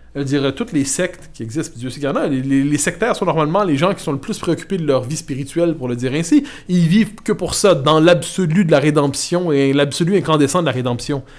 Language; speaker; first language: French; native; French